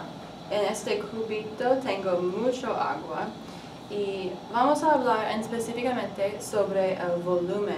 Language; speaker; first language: Spanish; non-native, learner; English